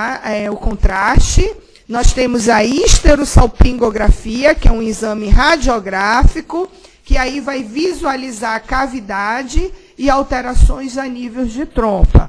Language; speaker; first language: Portuguese; native; Portuguese